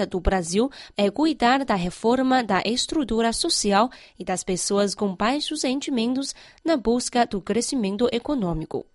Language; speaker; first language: Portuguese; non-native, fluent; Chinese